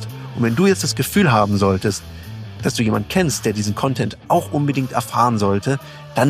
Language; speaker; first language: German; native; German